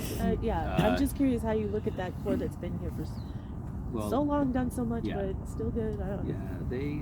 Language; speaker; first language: English; native; English